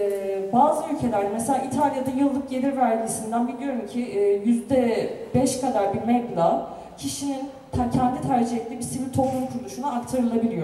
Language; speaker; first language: Turkish; native; Turkish